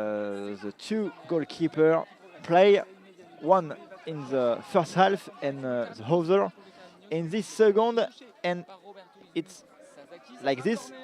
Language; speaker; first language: English; non-native, learner; French